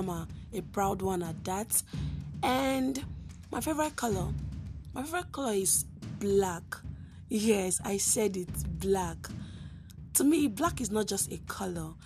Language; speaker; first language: English; non-native, local second language; Igbo